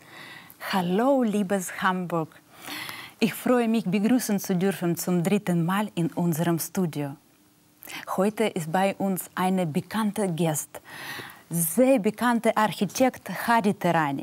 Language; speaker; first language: German; non-native, learner; Russian